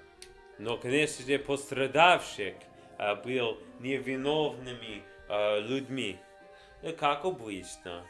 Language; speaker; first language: Russian; non-native, learner; English